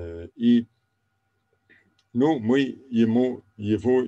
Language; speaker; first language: Russian; non-native, fluent; Italian